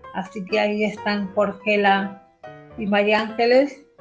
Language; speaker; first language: Spanish; native; Spanish